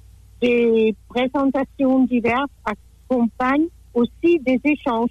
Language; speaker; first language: French; non-native, fluent; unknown